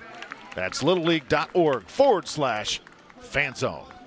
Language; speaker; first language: English; native; English